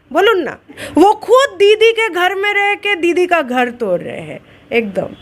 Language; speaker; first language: Hindi; non-native, local second language; Bangla